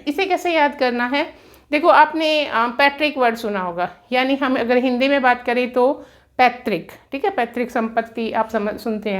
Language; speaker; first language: Hindi; native; Hindi